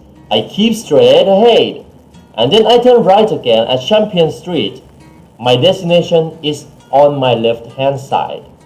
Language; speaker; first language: English; non-native, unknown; Thai